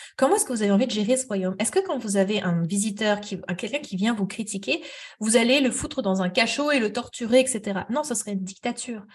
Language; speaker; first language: French; native; French